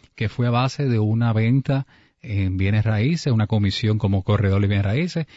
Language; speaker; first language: Spanish; native; Spanish